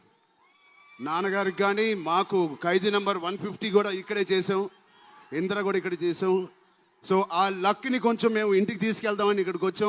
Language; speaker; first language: Telugu; native; Telugu